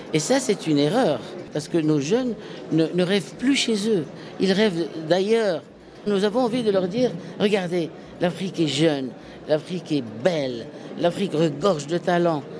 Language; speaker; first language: French; non-native, local second language; Arabic